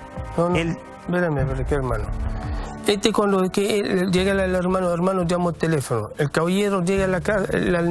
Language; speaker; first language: Spanish; non-native, learner; Arabic